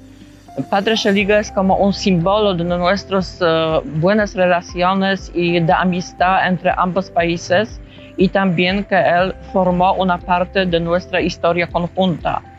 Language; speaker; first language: Spanish; non-native, fluent; Polish